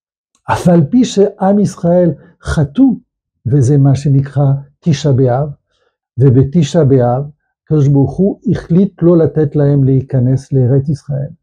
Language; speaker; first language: Hebrew; non-native, fluent; French